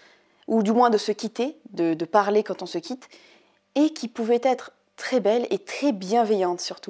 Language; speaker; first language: French; native; French